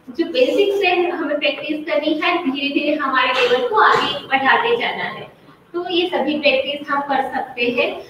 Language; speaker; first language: Hindi; non-native, local second language; Gujarati